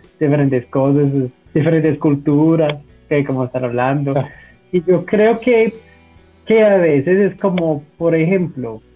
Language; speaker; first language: Spanish; non-native, fluent; English